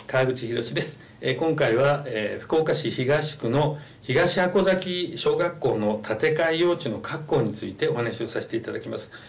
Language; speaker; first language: Japanese; native; Japanese